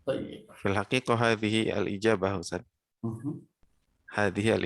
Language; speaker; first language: Arabic; non-native, fluent; Indonesian